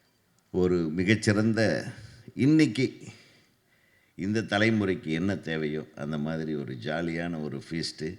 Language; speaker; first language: Tamil; native; Tamil